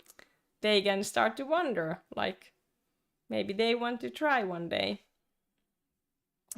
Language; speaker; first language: English; non-native, fluent; Finnish